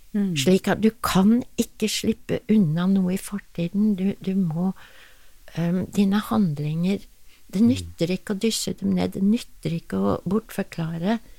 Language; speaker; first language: Norwegian; non-native, fluent; English